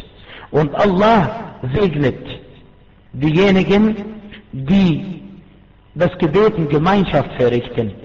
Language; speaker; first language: German; non-native, fluent; Arabic